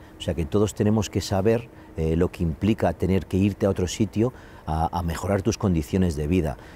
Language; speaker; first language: Spanish; native; Spanish